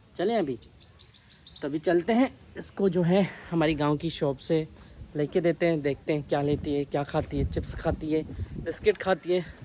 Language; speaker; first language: Urdu; non-native, local second language; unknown